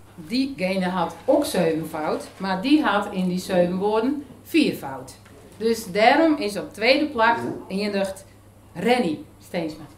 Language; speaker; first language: Dutch; native; Dutch